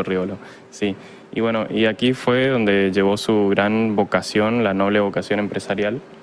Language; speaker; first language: Spanish; native; Spanish